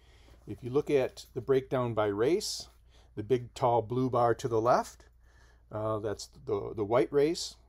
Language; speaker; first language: English; native; English